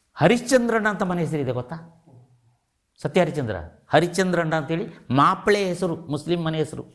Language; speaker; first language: Kannada; non-native, local second language; Kodava